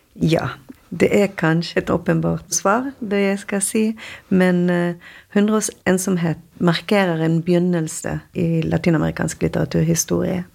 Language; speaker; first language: Norwegian; non-native, fluent; Spanish